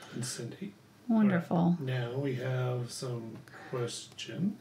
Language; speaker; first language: English; native; English